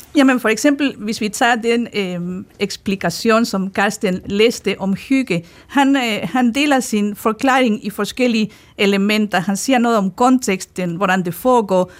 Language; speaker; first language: Danish; non-native, fluent; Spanish